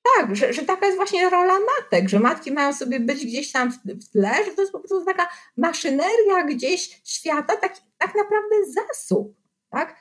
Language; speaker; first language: Polish; native; Polish